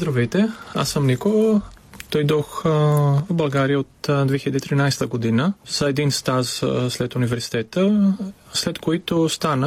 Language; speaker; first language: Bulgarian; non-native, fluent; Greek